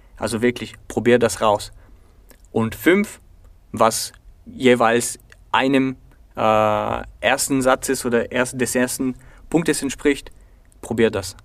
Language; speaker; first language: German; non-native, fluent; Bulgarian